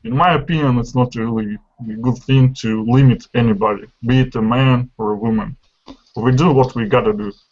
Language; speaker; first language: English; non-native, fluent; Russian